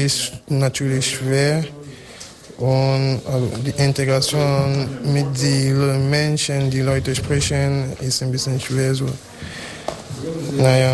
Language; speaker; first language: German; non-native, learner; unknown